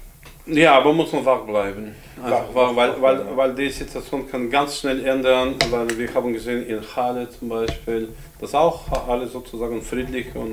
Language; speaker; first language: German; non-native, fluent; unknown